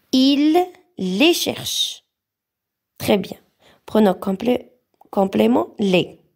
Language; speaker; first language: French; non-native, local second language; Arabic